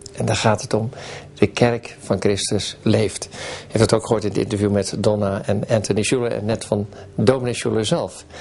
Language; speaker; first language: Dutch; native; Dutch